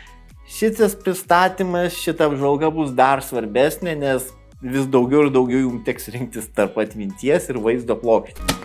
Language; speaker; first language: Lithuanian; native; Lithuanian